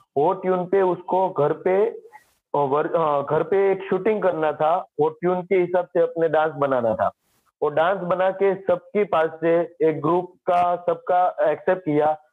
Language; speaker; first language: Hindi; non-native, local second language; Gujarati